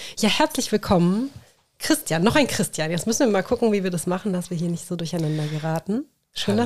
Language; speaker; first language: German; native; German